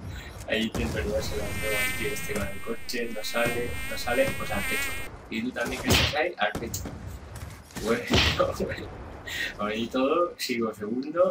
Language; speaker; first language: Spanish; native; Spanish